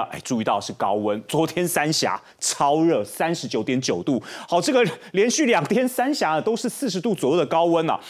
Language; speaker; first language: Chinese; native; Chinese